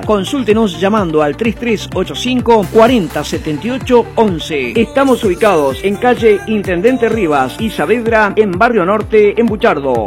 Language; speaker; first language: Spanish; native; Spanish